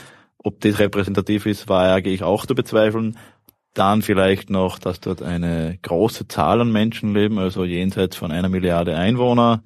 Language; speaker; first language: German; native; German